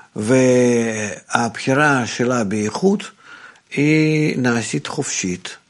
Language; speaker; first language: Hebrew; non-native, fluent; Russian